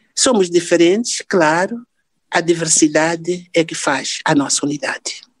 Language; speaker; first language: Portuguese; non-native, local second language; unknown